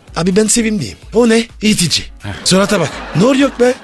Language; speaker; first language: Turkish; non-native, learner; French